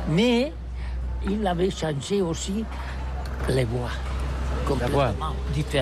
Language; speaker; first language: French; non-native, learner; Catalan